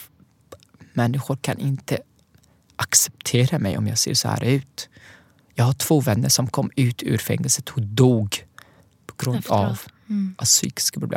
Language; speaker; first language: Swedish; non-native, learner; Arabic